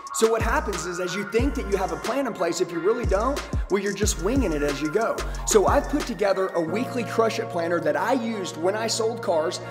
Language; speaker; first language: English; native; English